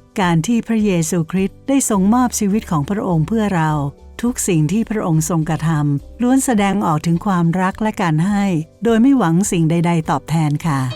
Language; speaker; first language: Thai; native; Thai